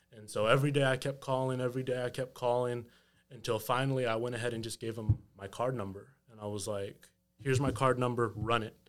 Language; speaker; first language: English; native; English